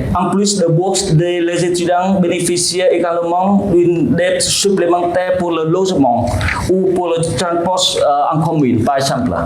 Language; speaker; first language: French; non-native, fluent; Vietnamese